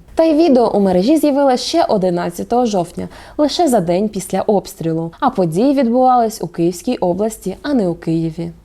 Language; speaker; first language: Ukrainian; native; Ukrainian